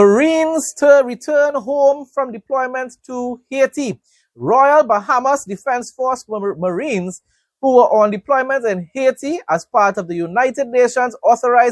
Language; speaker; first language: English; native; English